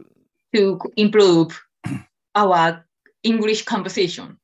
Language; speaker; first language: English; non-native, learner; Japanese